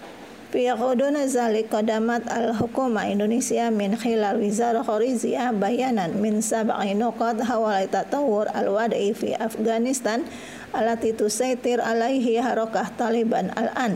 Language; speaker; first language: Arabic; non-native, learner; Indonesian